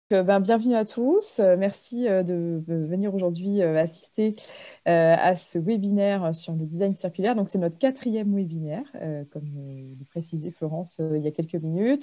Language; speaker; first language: French; native; French